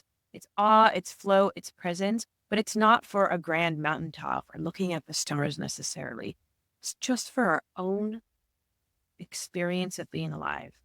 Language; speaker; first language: English; native; English